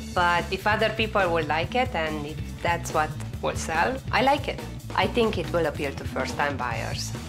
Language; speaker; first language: English; non-native, fluent; Romanian